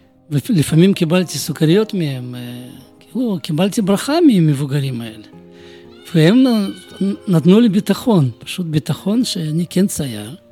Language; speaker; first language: Hebrew; non-native, fluent; Russian